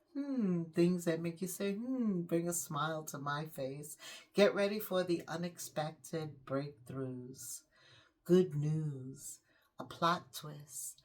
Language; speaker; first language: English; native; English